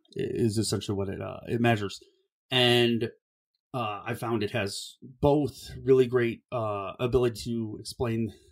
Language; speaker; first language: English; native; English